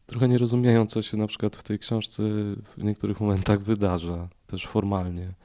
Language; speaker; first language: Polish; native; Polish